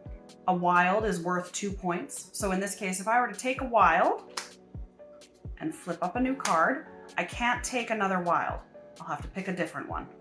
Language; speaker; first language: English; native; English